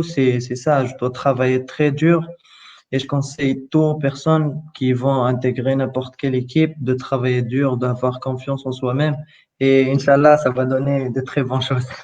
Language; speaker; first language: French; non-native, local second language; Arabic